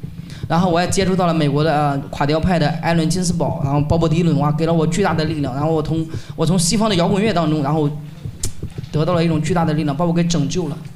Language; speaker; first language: Chinese; native; Chinese